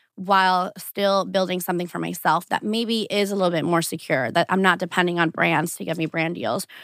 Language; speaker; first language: English; early bilingual, other home language; Portuguese